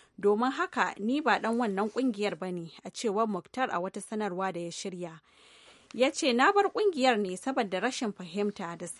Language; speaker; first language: Hausa; native; Hausa